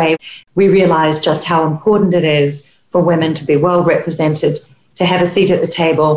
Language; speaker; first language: English; native; English